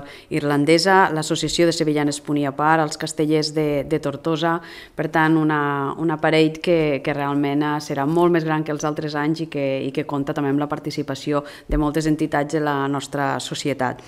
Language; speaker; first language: Catalan; native; Catalan